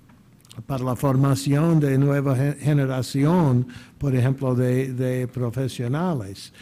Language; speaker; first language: Spanish; non-native, fluent; English